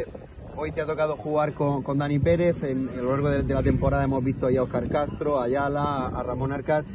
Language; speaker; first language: Spanish; native; Spanish